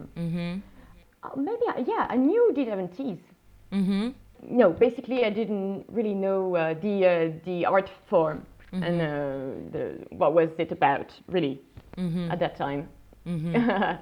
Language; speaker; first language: English; non-native, fluent; French